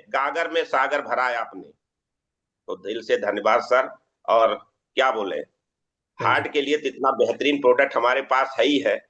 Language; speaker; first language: Hindi; native; Hindi